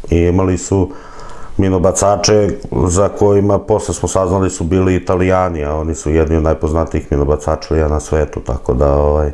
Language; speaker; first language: Serbian; native; Serbian